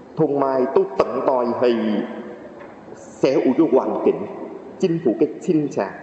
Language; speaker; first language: Cantonese; non-native, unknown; Vietnamese